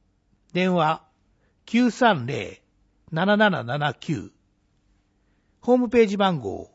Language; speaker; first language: Japanese; native; Japanese